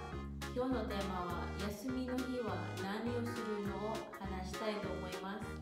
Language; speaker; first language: Japanese; non-native, learner; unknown